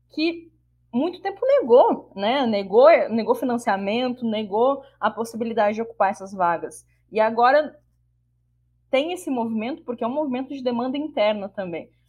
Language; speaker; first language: Portuguese; native; Portuguese